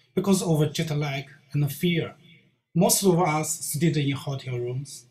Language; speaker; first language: English; non-native, learner; Chinese